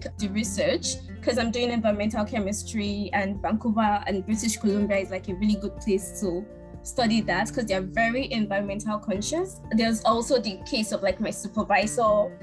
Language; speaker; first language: English; non-native, local second language; Yoruba